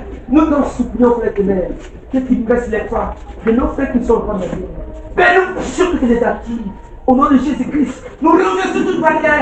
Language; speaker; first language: French; non-native, local second language; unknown